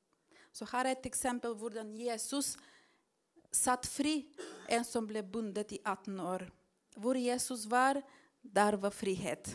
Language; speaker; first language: Norwegian; non-native, fluent; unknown